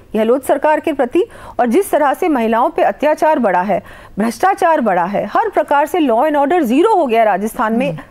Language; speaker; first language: Hindi; native; Hindi